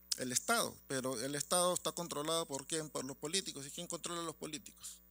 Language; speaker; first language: Spanish; native; Spanish